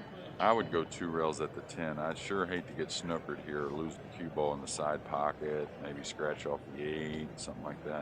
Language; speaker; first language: English; native; English